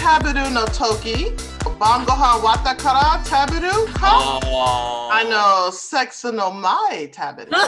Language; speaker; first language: Japanese; non-native, learner; English